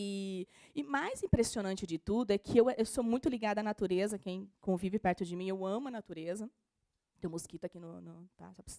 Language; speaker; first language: Portuguese; native; Portuguese